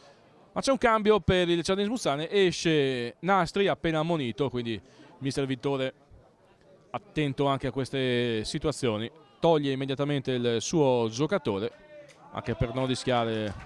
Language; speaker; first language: Italian; native; Italian